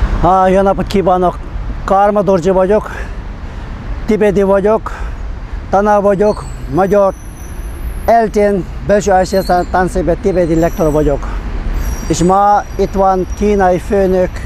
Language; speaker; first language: Hungarian; non-native, learner; Tibetan